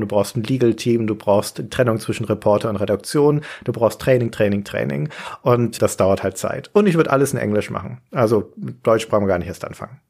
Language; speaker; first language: German; native; German